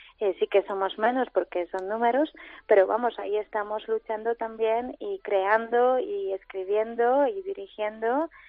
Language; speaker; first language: Spanish; non-native, fluent; Polish